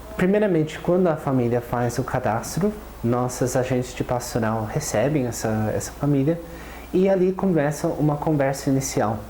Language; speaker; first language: Portuguese; non-native, fluent; English